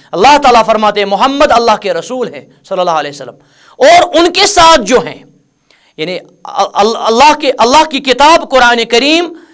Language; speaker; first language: Urdu; non-native, local second language; Kashmiri